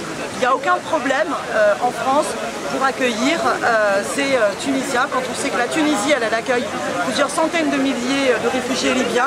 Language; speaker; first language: French; native; French